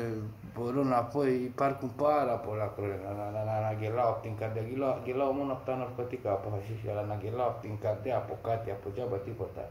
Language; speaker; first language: Greek; non-native, fluent; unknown